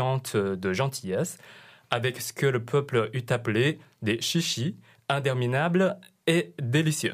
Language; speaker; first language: French; non-native, fluent; Chinese